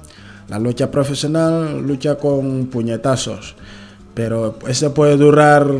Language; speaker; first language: Spanish; non-native, learner; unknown